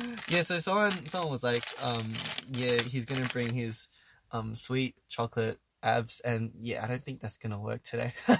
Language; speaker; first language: English; early bilingual, other home language; Korean